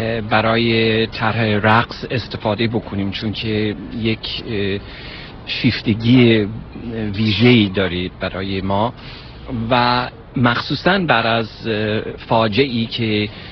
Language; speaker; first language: Persian; non-native, fluent; English